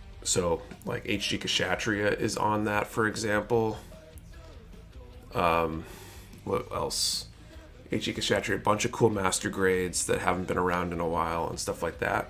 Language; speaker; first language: English; native; English